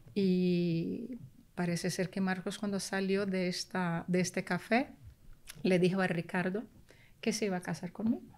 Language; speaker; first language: Spanish; early bilingual, heritage; Spanish